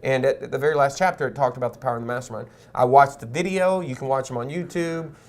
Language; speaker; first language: English; native; English